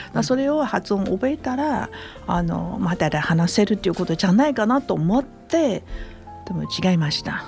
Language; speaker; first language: Japanese; non-native, fluent; Chinese